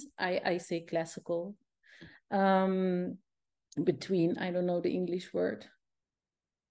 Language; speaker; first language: English; non-native, fluent; Dutch